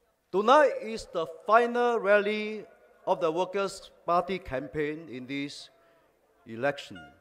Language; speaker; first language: English; non-native, local second language; Min Nan Chinese